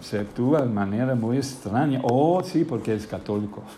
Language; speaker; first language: Spanish; non-native, fluent; English